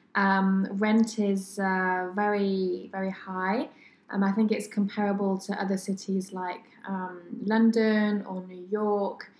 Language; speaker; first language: English; non-native, fluent; French